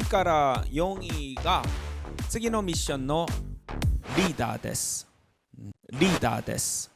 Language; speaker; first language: Japanese; non-native, fluent; Korean